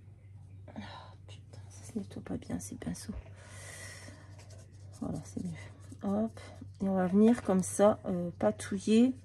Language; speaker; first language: French; native; French